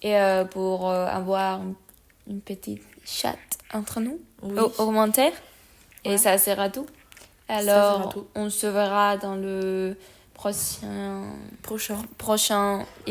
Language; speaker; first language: French; non-native, learner; Spanish